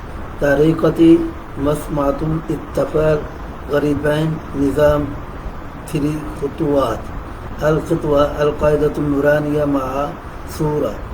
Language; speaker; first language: Arabic; non-native, learner; Urdu